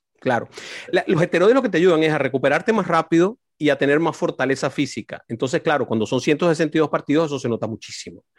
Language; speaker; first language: Spanish; native; Spanish